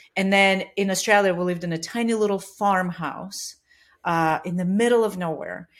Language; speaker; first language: English; non-native, fluent; Russian